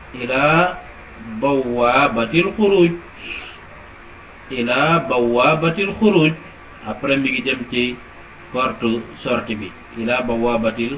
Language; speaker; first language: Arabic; non-native, fluent; Wolof